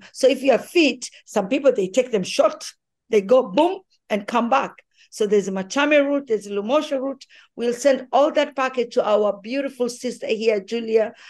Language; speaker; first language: English; non-native, local second language; Swahili